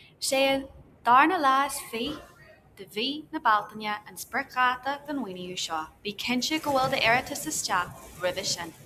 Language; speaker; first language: Irish; native; Irish